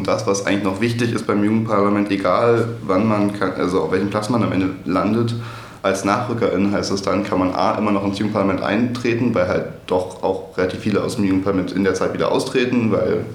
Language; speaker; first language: German; native; German